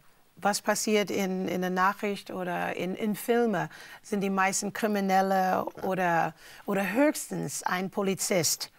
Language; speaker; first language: German; non-native, fluent; English